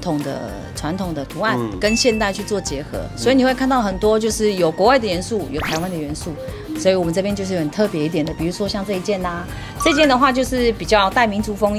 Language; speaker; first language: Chinese; native; Chinese